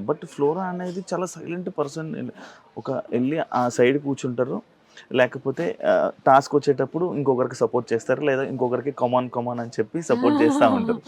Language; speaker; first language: Telugu; native; Telugu